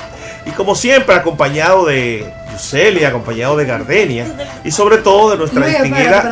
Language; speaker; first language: Spanish; native; Spanish